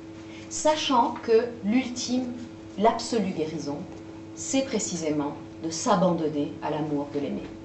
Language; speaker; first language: French; native; French